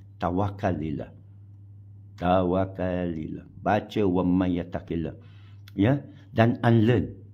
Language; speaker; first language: Malay; non-native, local second language; Chinese